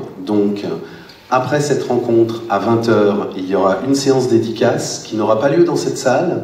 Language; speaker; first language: French; native; French